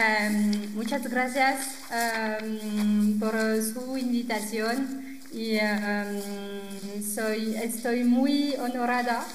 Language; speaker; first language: Spanish; non-native, fluent; French